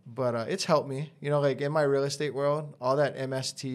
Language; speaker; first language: English; native; English